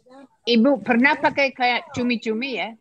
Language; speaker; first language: Indonesian; non-native, fluent; English